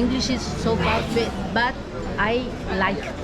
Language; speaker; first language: English; non-native, learner; Spanish